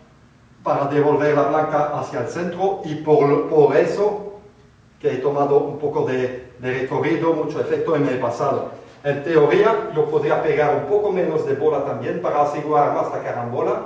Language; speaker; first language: Spanish; non-native, fluent; French